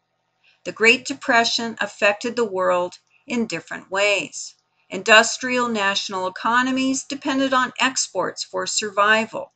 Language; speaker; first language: English; native; English